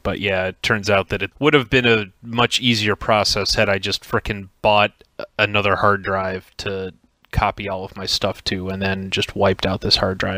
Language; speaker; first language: English; native; English